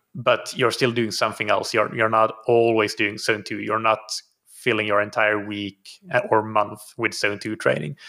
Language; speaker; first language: English; non-native, fluent; Finnish